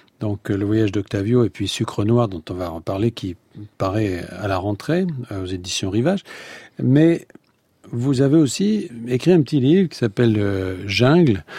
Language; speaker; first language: French; native; French